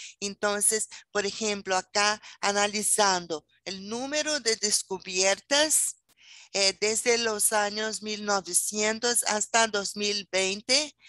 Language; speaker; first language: Spanish; non-native, fluent; Portuguese